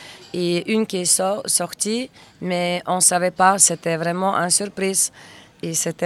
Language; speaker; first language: French; non-native, fluent; Russian